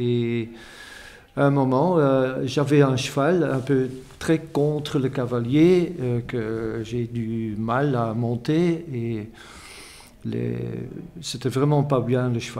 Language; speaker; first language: French; non-native, fluent; Dutch